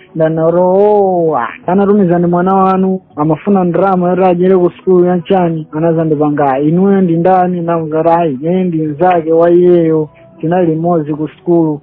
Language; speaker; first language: Nyanja; native; Nyanja